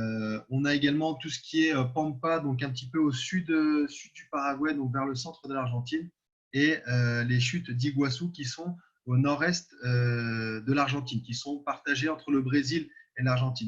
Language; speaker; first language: French; native; French